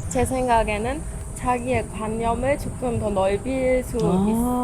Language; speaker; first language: Korean; non-native, fluent; German